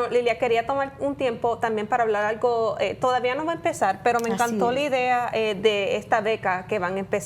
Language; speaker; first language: Spanish; native; Spanish